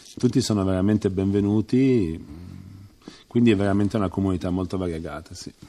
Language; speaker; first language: Italian; native; Italian